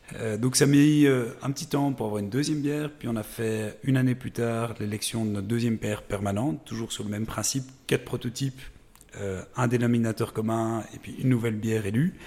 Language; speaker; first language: French; native; French